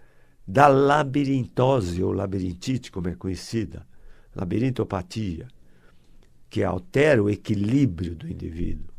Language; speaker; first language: Portuguese; native; Portuguese